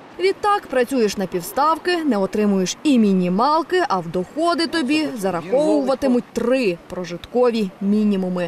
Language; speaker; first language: Ukrainian; native; Ukrainian